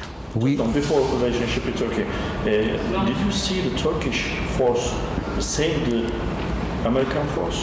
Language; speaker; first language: English; non-native, learner; Turkish